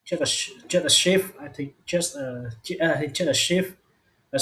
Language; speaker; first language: English; non-native, learner; Vietnamese